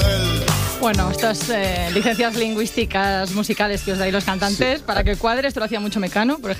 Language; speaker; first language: Spanish; native; Spanish